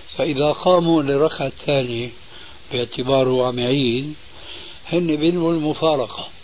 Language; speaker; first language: Arabic; early bilingual, other home language; Albanian